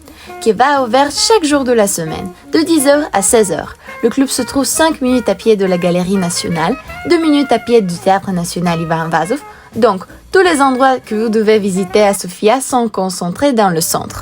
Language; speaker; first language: French; non-native, learner; Bulgarian